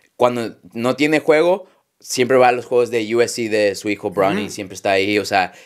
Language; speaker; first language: Spanish; early bilingual, heritage; Spanish